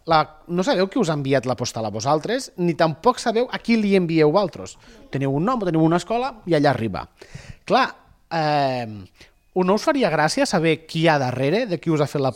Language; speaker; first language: Catalan; native; Catalan